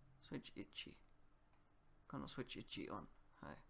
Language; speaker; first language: Japanese; non-native, learner; Polish